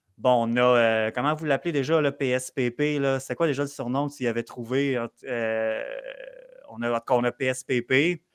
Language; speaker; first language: French; native; French